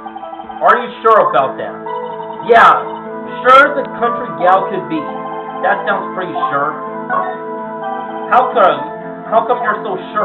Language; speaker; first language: English; native; English